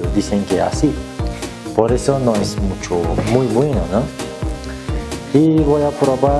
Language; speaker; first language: Spanish; non-native, learner; Turkish